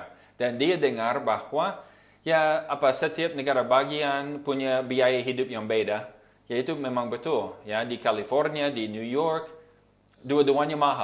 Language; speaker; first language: Indonesian; non-native, fluent; English